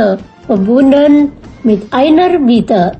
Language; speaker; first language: German; non-native, fluent; Indonesian